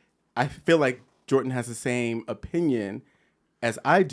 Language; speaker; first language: English; native; English